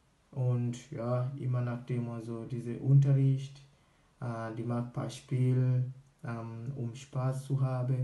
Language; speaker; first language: German; non-native, learner; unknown